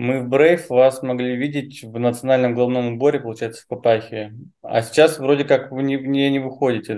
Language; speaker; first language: Russian; native; Russian